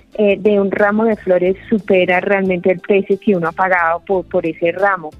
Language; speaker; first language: Spanish; non-native, fluent; English